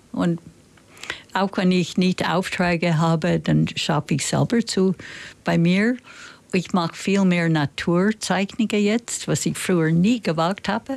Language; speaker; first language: German; non-native, fluent; English